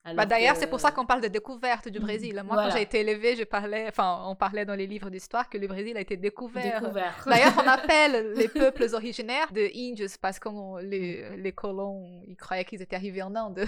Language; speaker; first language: French; non-native, fluent; Portuguese